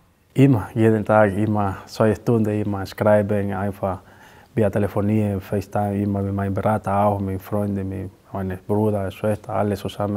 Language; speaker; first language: German; non-native, learner; Spanish